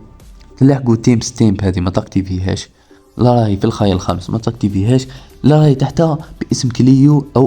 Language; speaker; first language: Arabic; native; Arabic